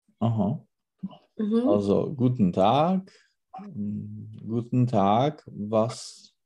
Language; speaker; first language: German; non-native, learner; Czech